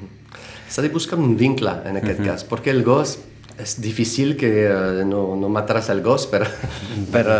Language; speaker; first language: Catalan; non-native, fluent; French